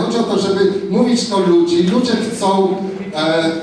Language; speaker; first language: Polish; non-native, fluent; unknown